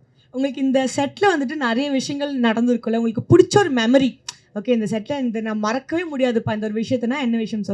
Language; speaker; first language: Tamil; native; Tamil